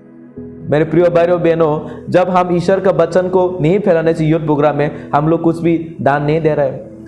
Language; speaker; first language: Hindi; non-native, local second language; Kok Borok